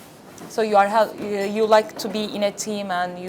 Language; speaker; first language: English; non-native, fluent; Turkish